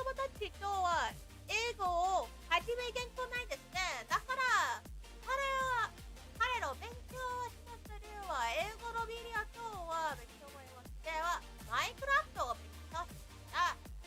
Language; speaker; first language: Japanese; non-native, learner; English